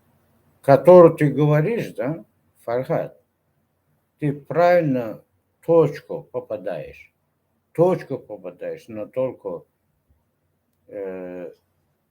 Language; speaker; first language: Russian; non-native, local second language; Turkmen